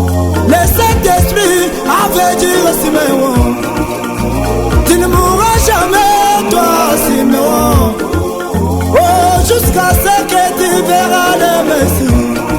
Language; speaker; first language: French; non-native, local second language; Lingala